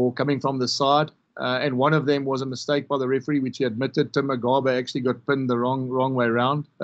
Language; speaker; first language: English; non-native, local second language; Afrikaans